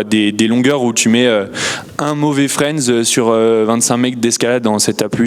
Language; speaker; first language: French; native; French